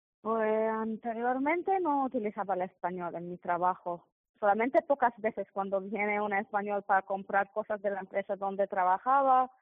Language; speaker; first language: Spanish; non-native, fluent; Arabic